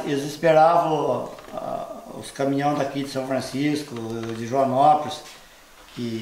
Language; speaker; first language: Portuguese; native; Portuguese